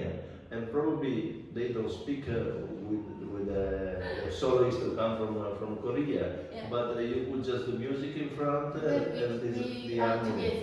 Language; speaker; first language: English; non-native, fluent; Italian